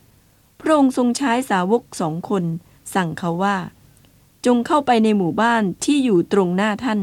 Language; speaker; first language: Thai; native; Thai